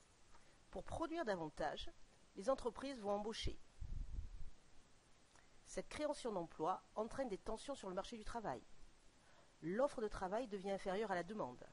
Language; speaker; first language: French; native; French